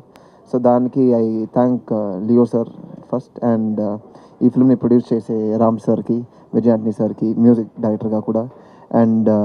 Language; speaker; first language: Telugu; non-native, learner; Tamil